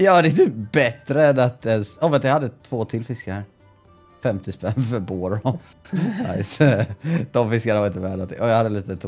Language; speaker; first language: Swedish; native; Swedish